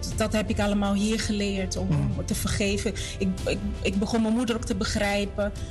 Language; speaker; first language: Dutch; non-native, fluent; Portuguese